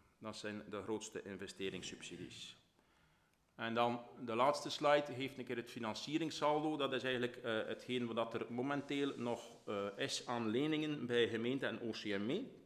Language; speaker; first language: Dutch; native; Dutch